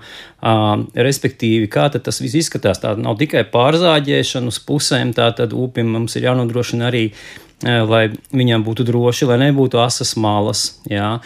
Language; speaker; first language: Latvian; native; Latvian